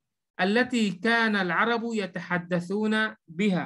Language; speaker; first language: Arabic; non-native, fluent; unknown